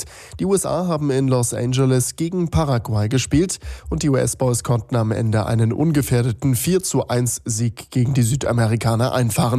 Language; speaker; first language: German; native; German